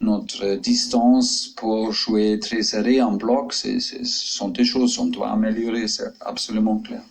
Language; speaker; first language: French; non-native, fluent; German